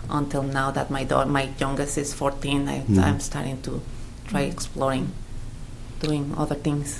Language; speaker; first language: English; non-native, fluent; Spanish